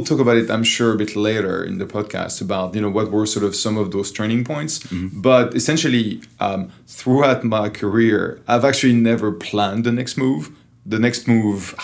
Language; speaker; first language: English; non-native, fluent; French